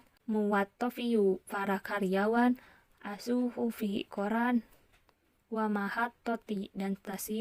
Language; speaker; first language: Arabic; non-native, learner; Indonesian